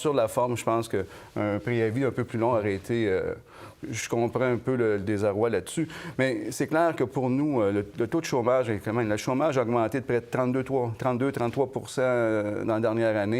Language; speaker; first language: French; native; French